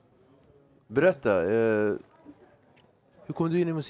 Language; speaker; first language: Swedish; native; Swedish